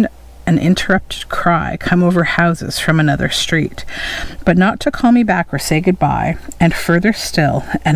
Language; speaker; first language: English; native; English